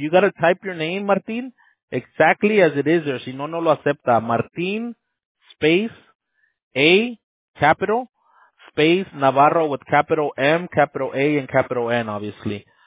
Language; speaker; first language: English; early bilingual, other home language; Spanish